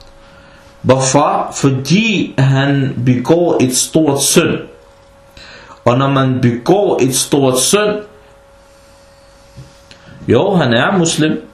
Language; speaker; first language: Danish; non-native, fluent; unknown